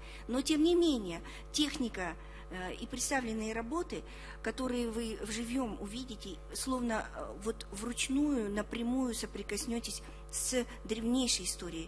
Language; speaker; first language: Russian; native; Russian